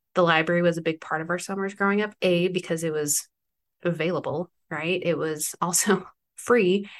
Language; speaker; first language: English; native; English